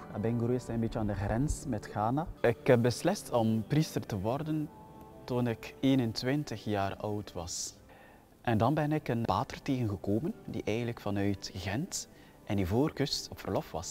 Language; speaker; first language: Dutch; non-native, fluent; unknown